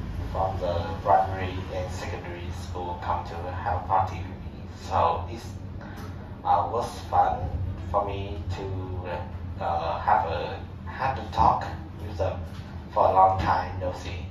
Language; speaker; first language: English; non-native, learner; Vietnamese